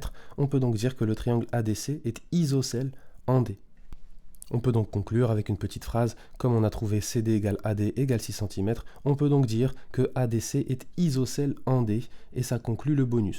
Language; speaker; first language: French; native; French